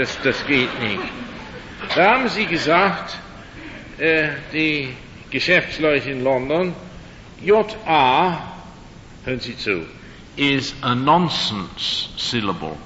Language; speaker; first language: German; non-native, fluent; English